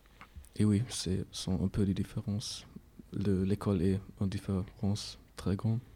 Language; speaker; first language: French; non-native, learner; German